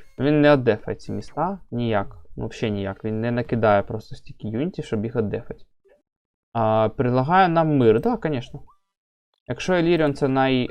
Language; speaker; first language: Ukrainian; non-native, local second language; Russian